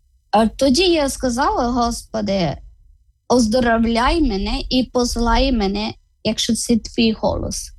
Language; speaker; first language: Ukrainian; non-native, learner; Malayalam